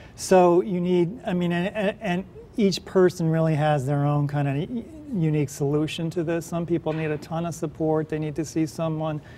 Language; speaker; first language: English; native; English